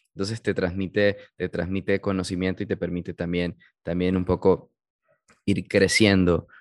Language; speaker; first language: Spanish; early bilingual, heritage; Spanish